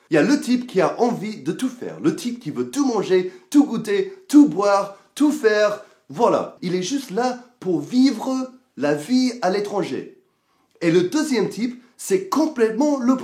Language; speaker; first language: French; non-native, fluent; English